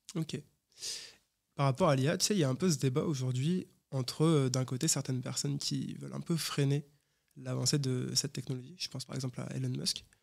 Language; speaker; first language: French; native; French